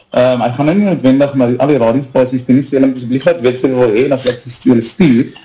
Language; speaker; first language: Afrikaans; native; Afrikaans